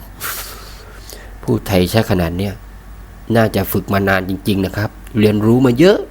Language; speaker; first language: Thai; native; Thai